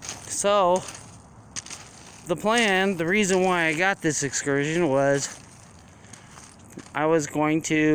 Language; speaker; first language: English; native; English